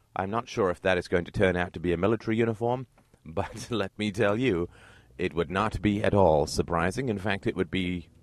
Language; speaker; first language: English; native; English